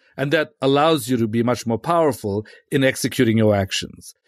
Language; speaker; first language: English; native; English